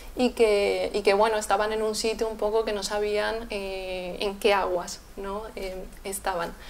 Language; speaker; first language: Spanish; native; Spanish